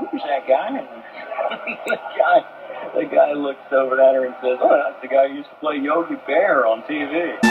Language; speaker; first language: English; native; English